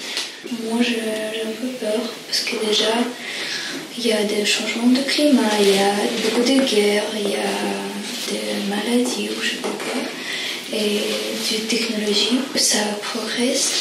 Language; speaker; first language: French; non-native, fluent; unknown